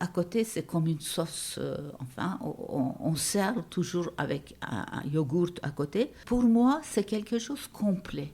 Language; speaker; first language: French; non-native, fluent; Turkish